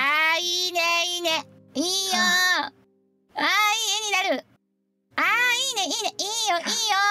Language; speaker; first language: Japanese; native; Japanese